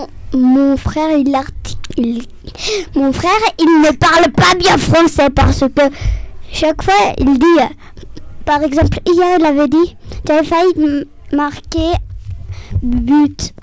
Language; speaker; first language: French; early bilingual, heritage; French